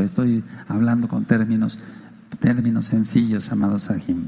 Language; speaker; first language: Spanish; native; Spanish